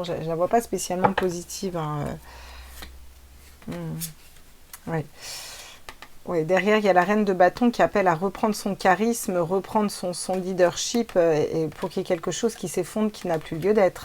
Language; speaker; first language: French; native; French